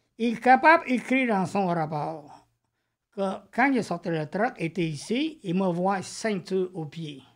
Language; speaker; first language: French; non-native, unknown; Vietnamese